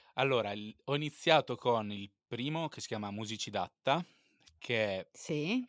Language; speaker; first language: Italian; native; Italian